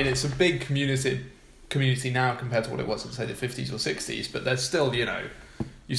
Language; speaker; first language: English; native; English